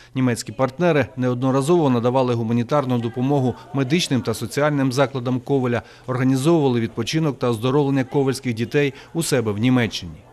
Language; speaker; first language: Ukrainian; native; Ukrainian